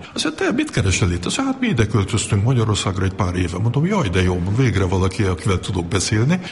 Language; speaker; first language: Hungarian; early bilingual, heritage; Hungarian